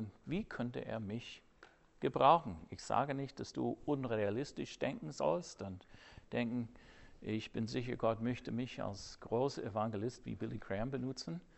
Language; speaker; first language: German; non-native, fluent; English